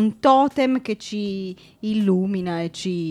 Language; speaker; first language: Italian; native; Italian